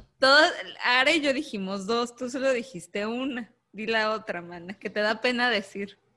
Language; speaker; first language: Spanish; native; Spanish